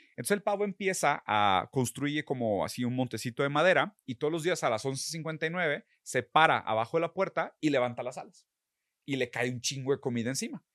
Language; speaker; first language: Spanish; early bilingual, other home language; Portuguese